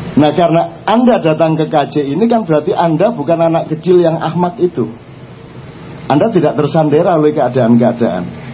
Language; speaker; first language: Indonesian; non-native, local second language; Javanese